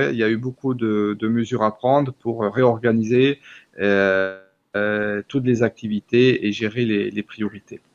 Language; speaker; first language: French; native; French